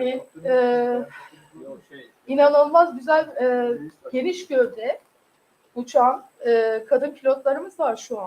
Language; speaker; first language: Turkish; native; Turkish